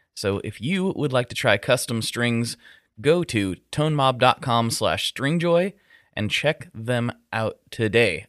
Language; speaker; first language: English; early bilingual, other home language; Italian